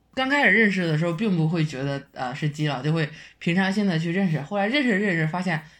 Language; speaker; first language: Chinese; native; Chinese